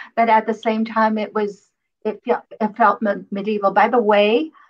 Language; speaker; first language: English; non-native, fluent; Hebrew